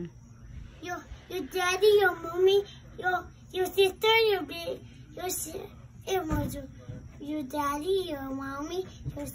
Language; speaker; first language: Nepali; early bilingual, heritage; Nepali